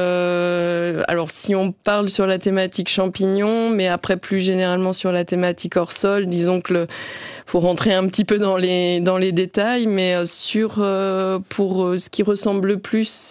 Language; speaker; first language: French; native; French